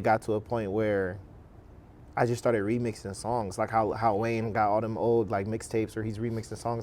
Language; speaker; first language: English; native; English